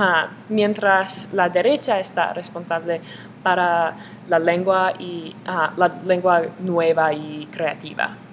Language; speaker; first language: Spanish; non-native, learner; English